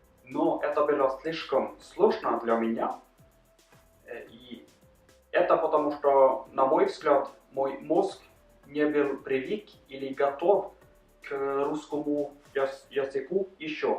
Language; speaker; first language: Russian; non-native, learner; Norwegian